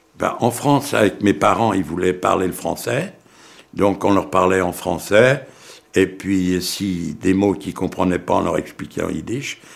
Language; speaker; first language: French; early bilingual, other home language; Yiddish